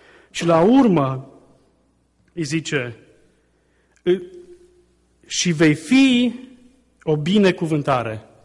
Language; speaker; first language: Romanian; native; Romanian